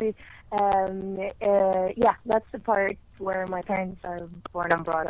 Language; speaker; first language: English; non-native, fluent; Norwegian